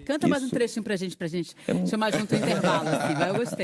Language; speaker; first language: Portuguese; native; Portuguese